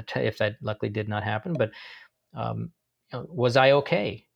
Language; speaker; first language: English; native; English